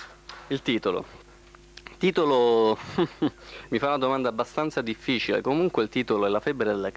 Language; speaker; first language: Italian; native; Italian